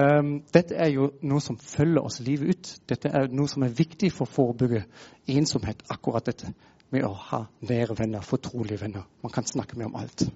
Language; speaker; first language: Norwegian; non-native, fluent; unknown